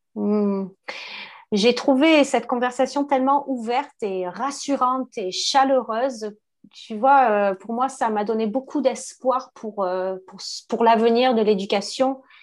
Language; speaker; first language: French; native; French